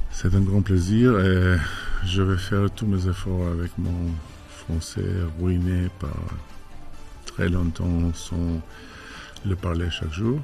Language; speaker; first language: French; non-native, fluent; Albanian